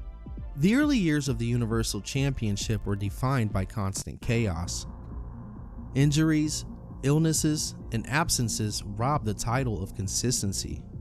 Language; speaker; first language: English; native; English